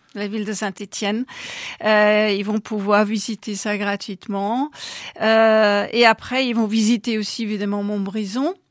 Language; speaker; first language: French; non-native, fluent; German